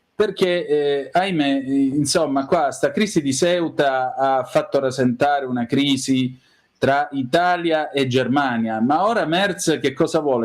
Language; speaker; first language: Italian; native; Italian